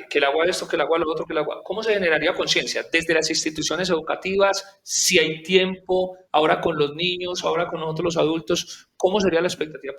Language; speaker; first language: Spanish; native; Spanish